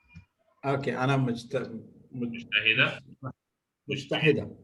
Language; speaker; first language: Arabic; non-native, learner; Hindi